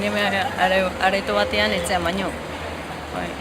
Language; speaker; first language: Basque; non-native, local second language; Spanish